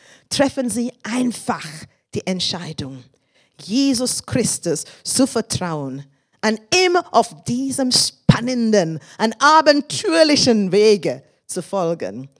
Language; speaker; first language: German; non-native, fluent; English